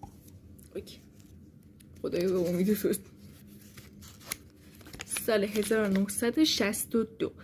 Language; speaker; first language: Persian; native; Persian